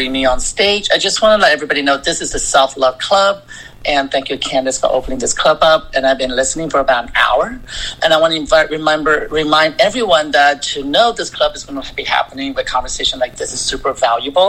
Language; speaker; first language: English; native; English